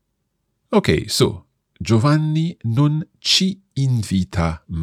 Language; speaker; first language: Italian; non-native, fluent; English